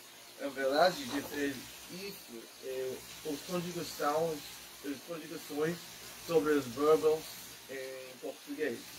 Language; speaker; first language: Portuguese; non-native, learner; English